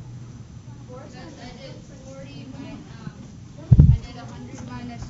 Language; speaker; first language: English; native; English